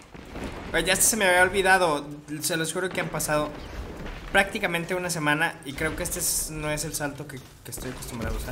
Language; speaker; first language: Spanish; native; Spanish